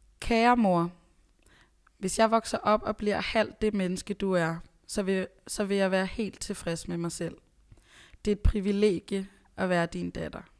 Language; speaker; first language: Danish; early bilingual, other home language; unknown